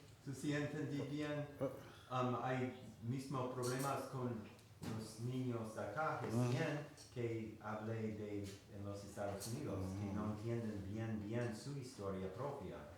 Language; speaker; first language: Spanish; non-native, fluent; English